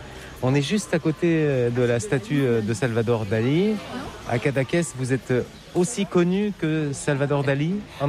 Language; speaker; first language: French; native; French